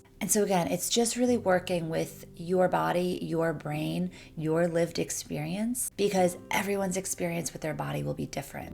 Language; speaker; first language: English; native; English